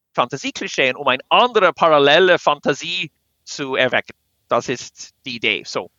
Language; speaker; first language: German; non-native, fluent; English